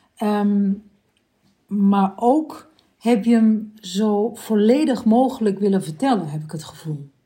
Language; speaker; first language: Dutch; early bilingual, other home language; Turkish